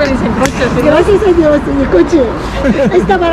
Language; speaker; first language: Spanish; non-native, learner; Filipino